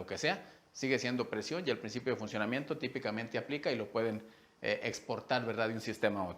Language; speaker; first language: Spanish; native; Spanish